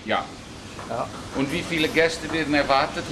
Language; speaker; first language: German; non-native, learner; Dutch